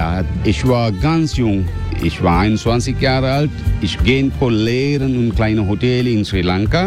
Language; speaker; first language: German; non-native, learner; Sinhala